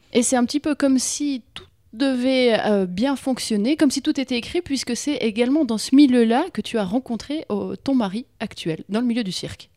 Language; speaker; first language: French; native; French